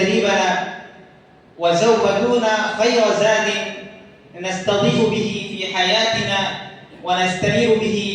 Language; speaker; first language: Arabic; non-native, fluent; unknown